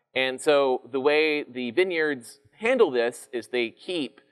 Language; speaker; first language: English; native; English